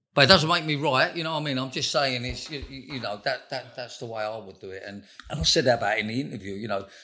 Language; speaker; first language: English; native; English